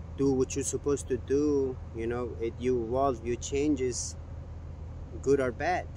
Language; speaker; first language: English; non-native, fluent; Mongolian